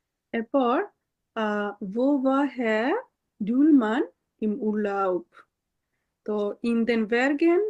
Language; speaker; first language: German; non-native, fluent; Bangla